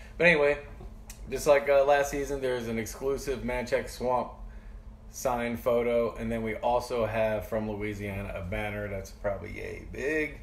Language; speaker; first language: English; native; English